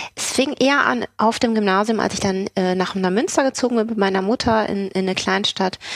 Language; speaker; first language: German; native; German